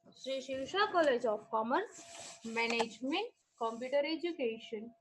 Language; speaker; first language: English; non-native, local second language; Gujarati